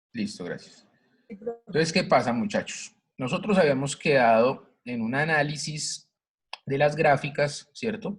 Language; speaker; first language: Spanish; native; Spanish